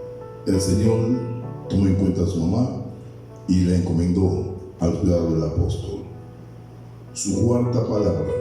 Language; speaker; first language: Spanish; native; Spanish